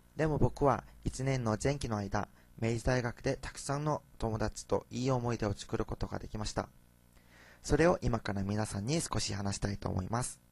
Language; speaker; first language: Japanese; non-native, fluent; Korean